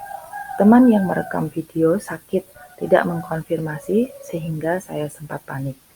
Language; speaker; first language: Indonesian; native; Indonesian